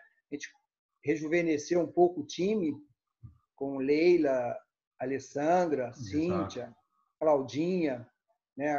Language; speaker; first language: Portuguese; native; Portuguese